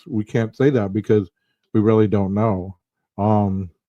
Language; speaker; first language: English; native; English